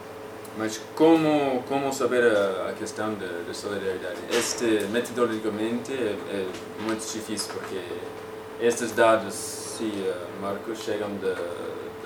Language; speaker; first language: Portuguese; non-native, fluent; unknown